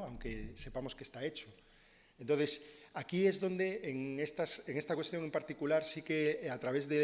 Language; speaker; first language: Spanish; native; Spanish